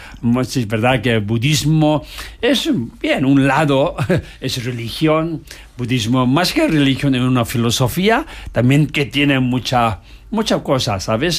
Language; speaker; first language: Spanish; non-native, learner; Tibetan